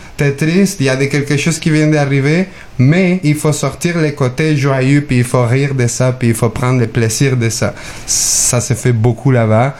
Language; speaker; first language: French; non-native, fluent; Spanish